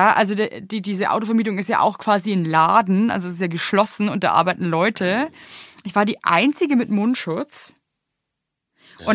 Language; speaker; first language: German; native; German